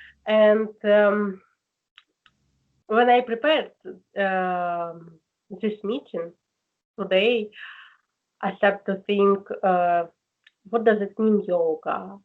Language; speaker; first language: English; non-native, learner; Russian